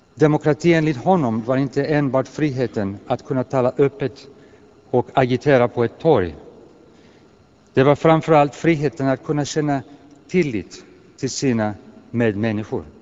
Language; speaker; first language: Swedish; non-native, fluent; Greek